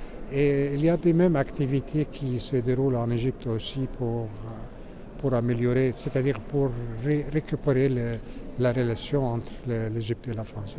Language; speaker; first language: French; non-native, fluent; Arabic